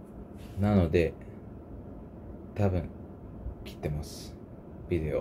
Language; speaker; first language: Japanese; non-native, learner; English